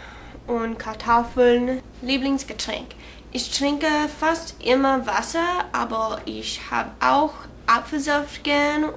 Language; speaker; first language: German; non-native, learner; English